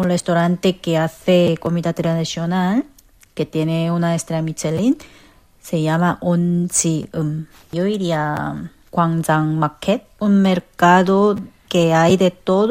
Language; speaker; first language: Spanish; non-native, fluent; Korean